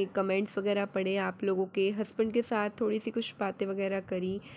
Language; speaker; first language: Hindi; native; Hindi